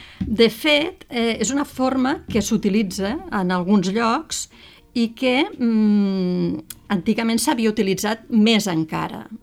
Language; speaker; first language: Catalan; native; Catalan